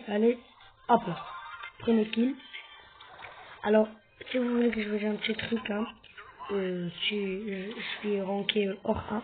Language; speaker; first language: French; native; French